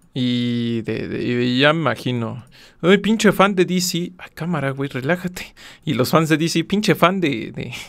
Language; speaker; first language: Spanish; native; Spanish